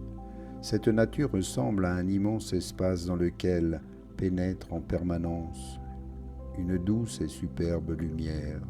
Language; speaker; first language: French; native; French